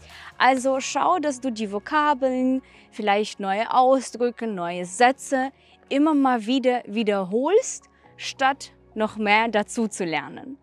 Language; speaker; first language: German; non-native, fluent; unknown